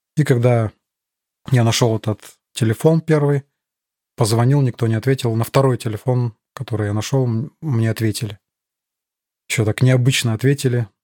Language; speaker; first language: Russian; native; Russian